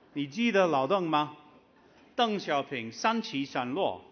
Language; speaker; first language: Chinese; non-native, fluent; English